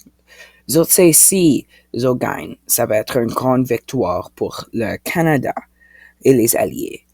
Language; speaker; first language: French; non-native, local second language; English